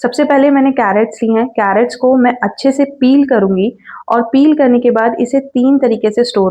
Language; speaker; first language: Hindi; native; Hindi